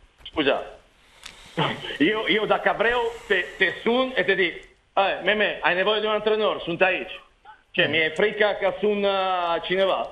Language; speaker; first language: Romanian; non-native, learner; Italian